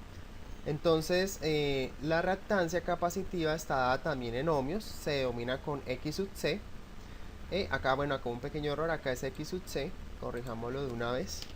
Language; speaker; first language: Spanish; native; Spanish